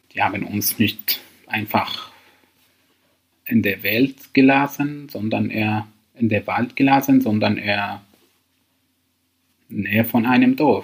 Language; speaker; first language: German; non-native, learner; Arabic